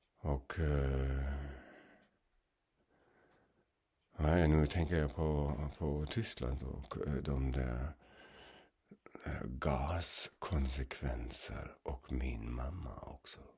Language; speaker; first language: Swedish; non-native, fluent; German